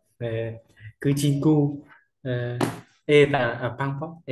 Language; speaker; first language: Korean; non-native, learner; Vietnamese